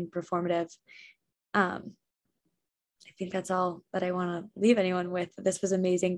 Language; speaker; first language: English; native; English